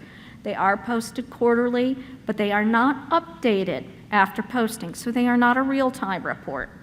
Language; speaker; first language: English; native; English